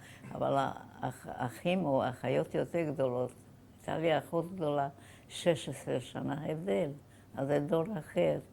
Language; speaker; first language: Hebrew; non-native, fluent; German